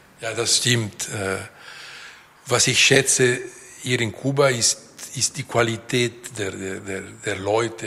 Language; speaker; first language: German; non-native, fluent; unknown